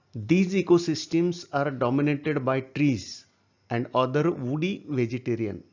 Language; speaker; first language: English; non-native, local second language; Marathi